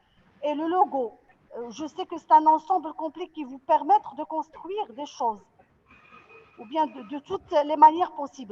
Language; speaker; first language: French; non-native, local second language; Arabic